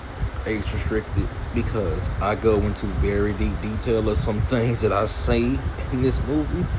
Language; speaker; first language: English; native; English